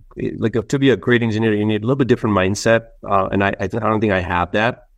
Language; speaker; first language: English; non-native, local second language; Nepali